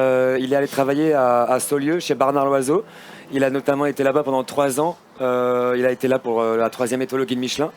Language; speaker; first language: French; native; French